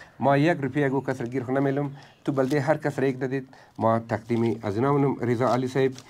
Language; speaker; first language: Persian; native; Persian